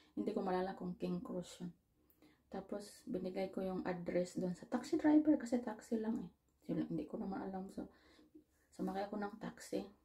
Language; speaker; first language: Filipino; native; Filipino